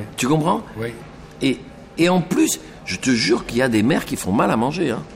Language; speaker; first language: French; native; French